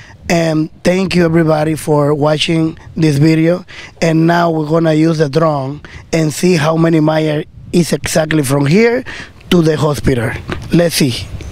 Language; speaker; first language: English; non-native, learner; Spanish